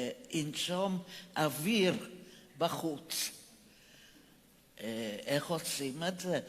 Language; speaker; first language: Hebrew; non-native, fluent; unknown